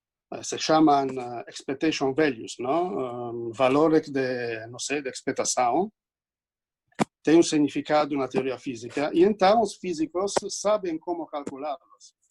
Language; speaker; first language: Portuguese; non-native, fluent; Italian